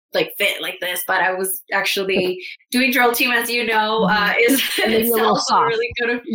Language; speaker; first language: English; native; English